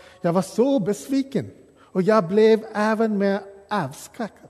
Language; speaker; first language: Swedish; non-native, fluent; English